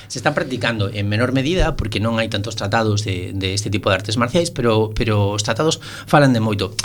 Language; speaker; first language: Galician; non-native, local second language; Spanish